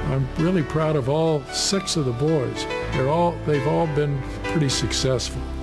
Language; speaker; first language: English; native; English